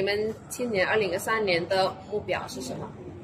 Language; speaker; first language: Chinese; non-native, learner; Indonesian